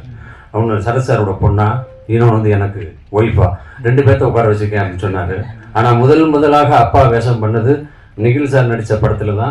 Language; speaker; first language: Tamil; native; Tamil